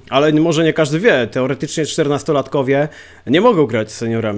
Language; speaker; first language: Polish; native; Polish